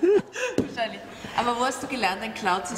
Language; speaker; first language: German; native; German